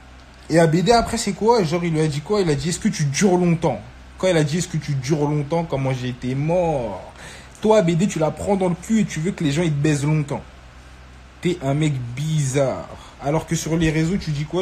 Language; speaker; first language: French; native; French